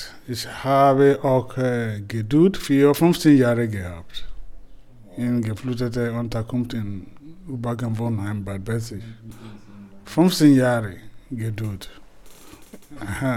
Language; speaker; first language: German; non-native, learner; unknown